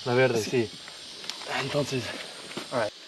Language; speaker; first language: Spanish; non-native, learner; English